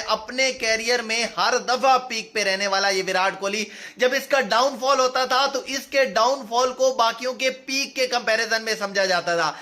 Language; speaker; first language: Urdu; native; Urdu